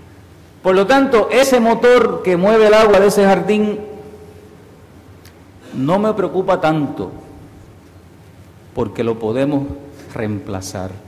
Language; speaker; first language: Spanish; native; Spanish